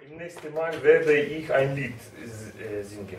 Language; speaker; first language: German; non-native, learner; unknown